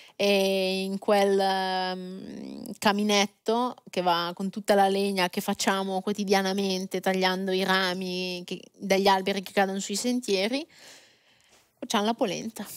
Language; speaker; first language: Italian; native; Italian